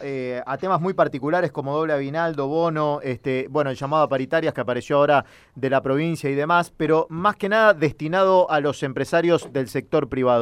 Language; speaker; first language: Spanish; native; Spanish